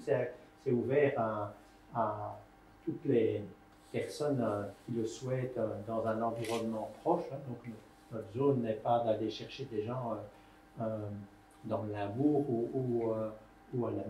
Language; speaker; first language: French; native; French